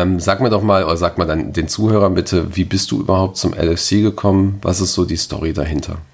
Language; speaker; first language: German; native; German